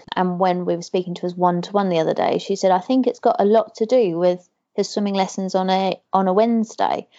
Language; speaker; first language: English; native; English